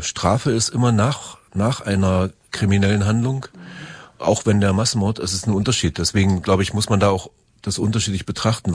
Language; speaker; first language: German; native; German